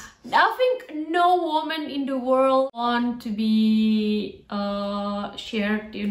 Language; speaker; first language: English; non-native, fluent; Indonesian